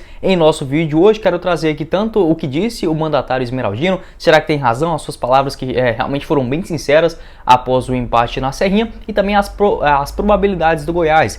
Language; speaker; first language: Portuguese; native; Portuguese